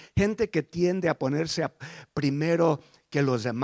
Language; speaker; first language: Spanish; early bilingual, heritage; Spanish